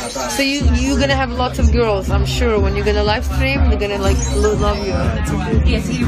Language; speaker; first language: English; non-native, fluent; Russian